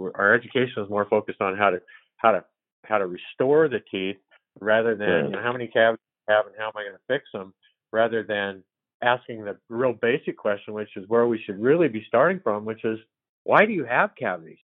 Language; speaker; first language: English; native; English